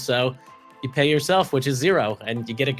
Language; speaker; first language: English; native; English